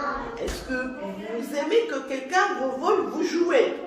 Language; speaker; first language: French; non-native, local second language; Arabic